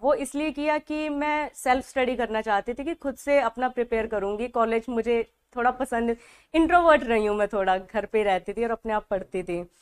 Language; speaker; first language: Hindi; non-native, local second language; Punjabi